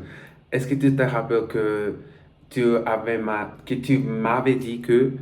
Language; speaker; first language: French; non-native, learner; Spanish